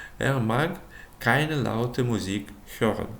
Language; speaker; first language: German; non-native, fluent; Ukrainian